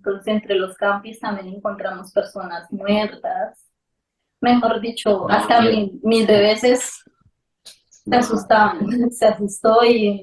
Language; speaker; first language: Spanish; native; Spanish